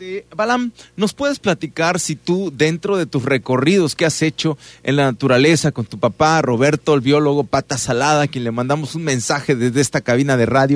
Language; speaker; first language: Spanish; native; Spanish